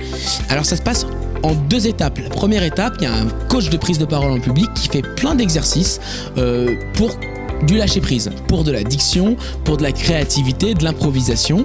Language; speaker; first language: French; native; French